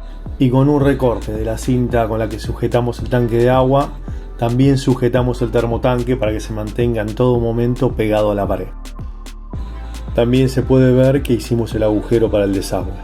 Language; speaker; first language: Spanish; native; Spanish